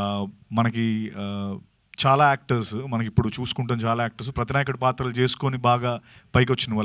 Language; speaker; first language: Telugu; native; Telugu